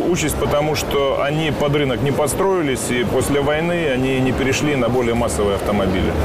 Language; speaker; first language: Russian; native; Russian